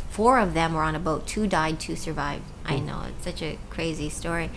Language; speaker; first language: English; early bilingual, other home language; Cebuano